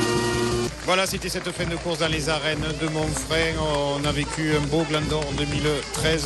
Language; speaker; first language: French; native; French